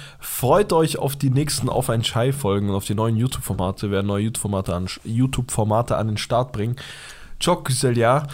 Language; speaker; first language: German; early bilingual, other home language; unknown